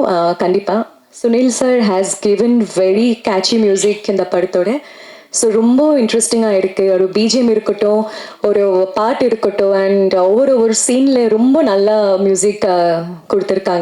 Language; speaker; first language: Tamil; non-native, fluent; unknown